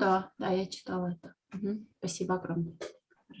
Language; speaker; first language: Russian; native; Russian